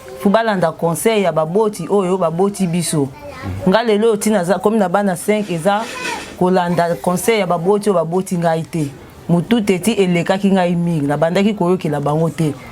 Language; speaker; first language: Lingala; native; Lingala